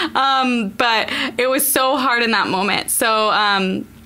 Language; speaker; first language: English; native; English